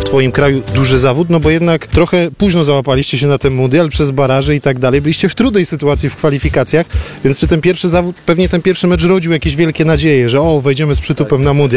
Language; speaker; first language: Polish; native; Polish